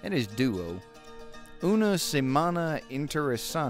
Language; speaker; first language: Spanish; non-native, learner; English